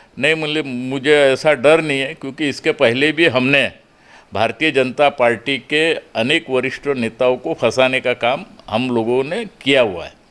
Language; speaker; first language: Hindi; non-native, local second language; Marathi